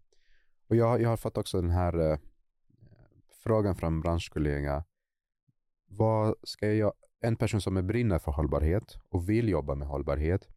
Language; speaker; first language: Swedish; non-native, fluent; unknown